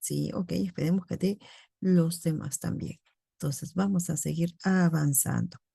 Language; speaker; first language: Spanish; native; Spanish